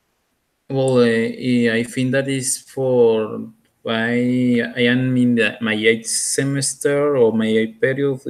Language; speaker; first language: English; non-native, learner; Spanish